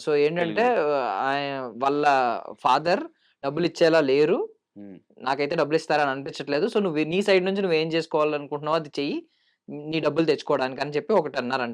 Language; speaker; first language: Telugu; native; Telugu